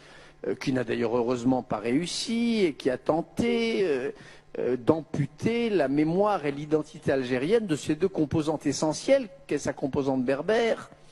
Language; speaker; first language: French; native; French